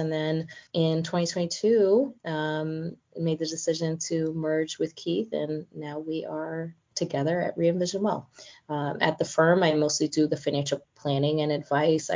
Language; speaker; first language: English; native; English